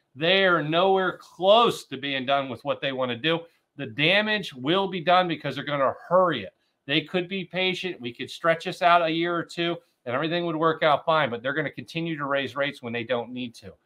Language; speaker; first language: English; native; English